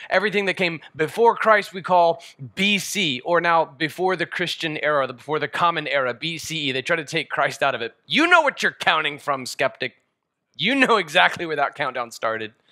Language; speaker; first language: English; native; English